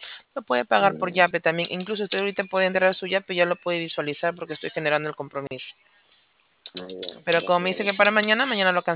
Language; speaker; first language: Spanish; native; Spanish